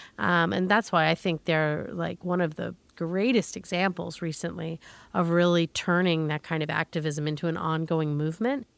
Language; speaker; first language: English; native; English